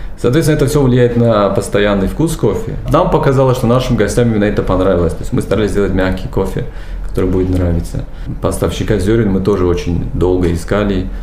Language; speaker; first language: Russian; non-native, local second language; Tajik